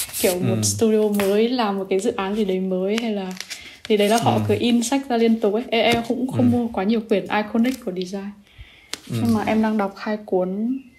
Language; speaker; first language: Vietnamese; native; Vietnamese